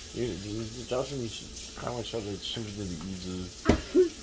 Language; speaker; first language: Chinese; non-native, learner; English